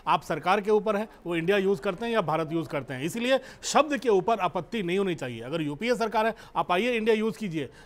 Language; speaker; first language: Hindi; native; Hindi